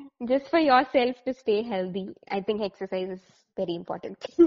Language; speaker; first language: English; non-native, local second language; Malayalam